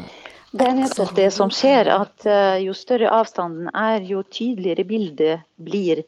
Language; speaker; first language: Norwegian; non-native, fluent; Arabic